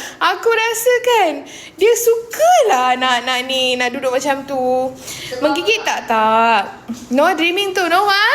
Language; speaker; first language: Malay; non-native, local second language; Tamil